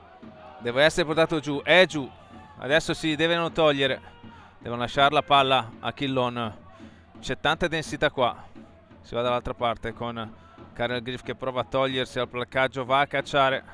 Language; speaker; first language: Italian; native; Italian